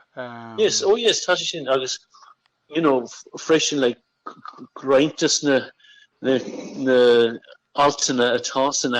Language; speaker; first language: Irish; non-native, local second language; English